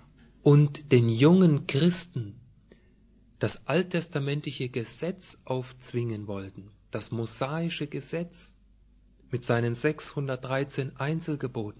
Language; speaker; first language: German; native; German